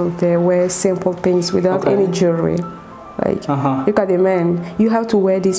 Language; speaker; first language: English; non-native, local second language; French